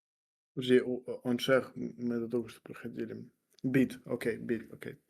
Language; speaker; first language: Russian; native; Russian